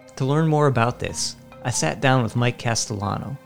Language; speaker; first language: English; native; English